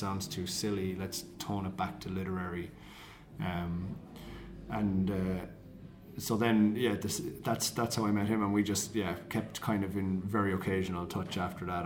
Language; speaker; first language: English; native; English